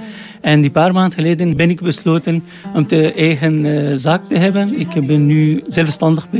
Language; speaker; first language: Dutch; non-native, learner; Arabic